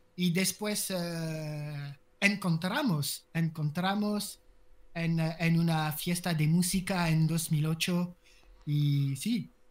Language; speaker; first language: Spanish; non-native, learner; French